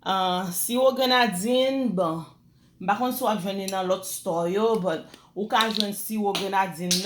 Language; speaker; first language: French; non-native, learner; Haitian Creole